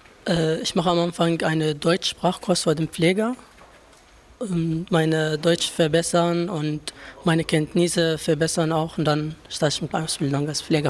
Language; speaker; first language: German; non-native, learner; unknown